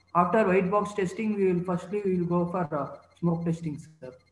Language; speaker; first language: English; non-native, local second language; Kannada